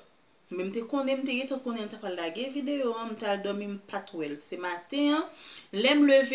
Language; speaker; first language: French; non-native, local second language; Haitian Creole